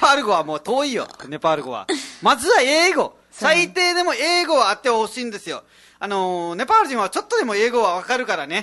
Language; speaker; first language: Japanese; non-native, fluent; Nepali